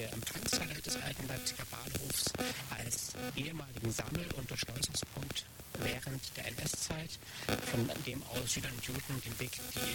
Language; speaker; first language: German; native; German